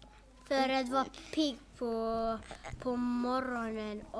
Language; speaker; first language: Swedish; early bilingual, other home language; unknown